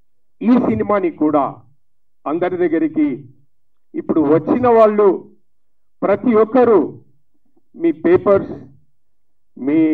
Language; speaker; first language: Telugu; native; Telugu